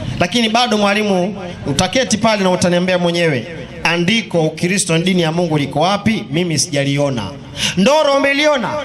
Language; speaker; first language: Swahili; native; Swahili